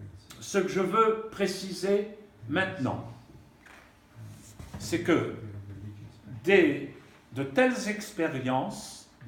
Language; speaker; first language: French; native; French